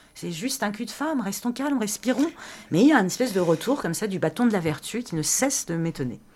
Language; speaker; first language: French; early bilingual, other home language; Persian